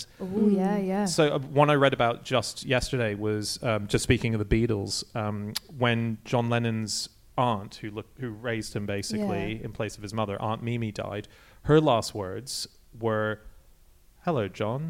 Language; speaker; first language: English; native; English